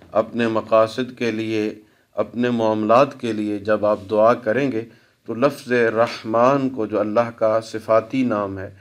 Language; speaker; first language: Urdu; native; Urdu